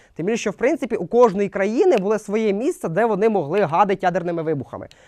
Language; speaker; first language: Ukrainian; non-native, local second language; Russian